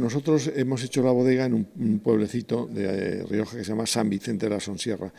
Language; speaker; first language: Spanish; native; Spanish